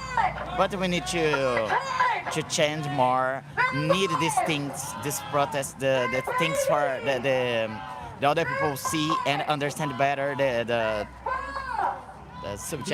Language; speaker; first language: English; non-native, learner; Portuguese